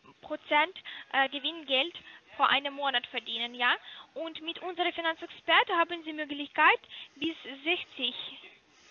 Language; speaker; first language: German; non-native, learner; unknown